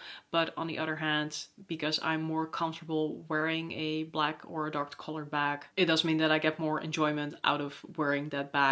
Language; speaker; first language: English; non-native, fluent; Dutch